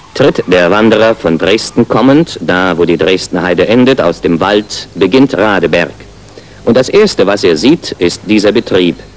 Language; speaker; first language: German; native; German